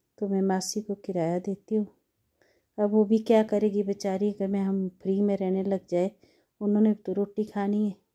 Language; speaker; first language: Hindi; native; Hindi